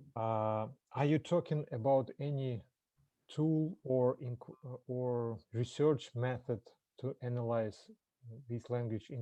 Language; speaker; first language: English; non-native, fluent; Russian